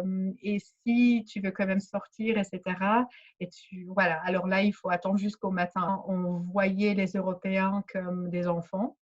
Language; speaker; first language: French; early bilingual, other home language; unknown